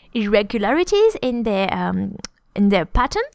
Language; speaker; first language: English; non-native, fluent; French